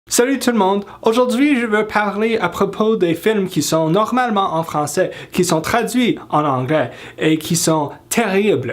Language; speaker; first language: French; non-native, fluent; English